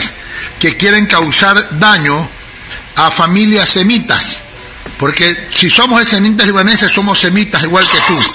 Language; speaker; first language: Spanish; native; Spanish